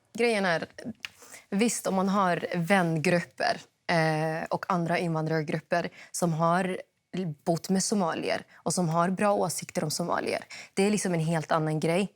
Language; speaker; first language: Swedish; early bilingual, other home language; Somali